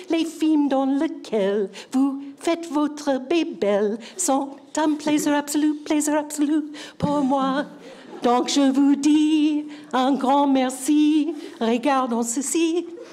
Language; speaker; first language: French; non-native, fluent; English